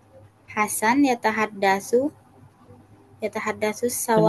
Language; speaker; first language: Arabic; non-native, learner; Indonesian